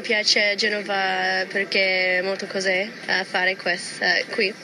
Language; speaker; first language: Italian; non-native, learner; English